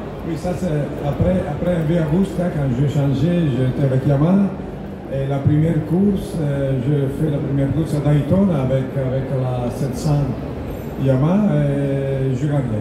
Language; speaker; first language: French; non-native, learner; Italian